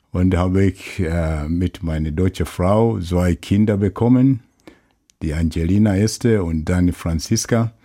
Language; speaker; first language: German; non-native, learner; Swahili